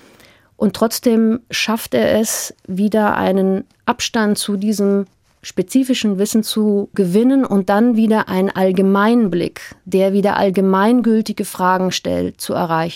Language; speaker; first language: German; early bilingual, heritage; German